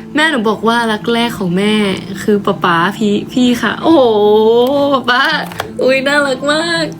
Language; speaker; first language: Thai; early bilingual, heritage; Thai